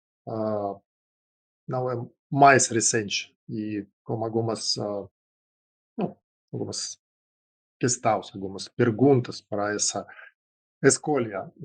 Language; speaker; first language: Portuguese; non-native, fluent; Russian